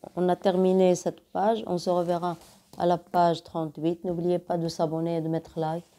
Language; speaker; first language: French; non-native, local second language; Arabic